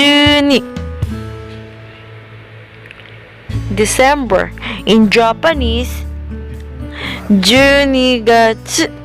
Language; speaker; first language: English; non-native, local second language; Filipino